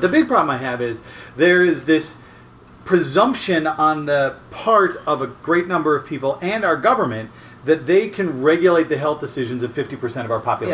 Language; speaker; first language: English; native; English